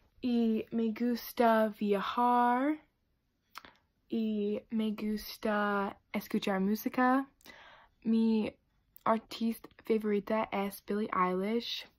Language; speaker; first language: Spanish; non-native, learner; English